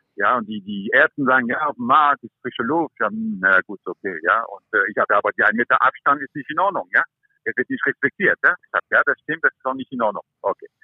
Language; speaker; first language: German; non-native, fluent; French